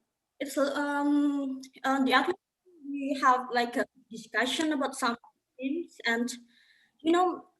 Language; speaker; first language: English; non-native, learner; Indonesian